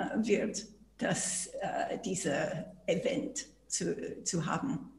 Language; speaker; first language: German; non-native, learner; English